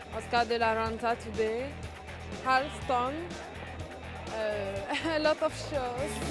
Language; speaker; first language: English; non-native, learner; French